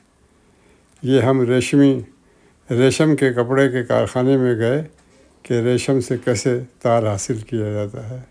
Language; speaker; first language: Urdu; native; Urdu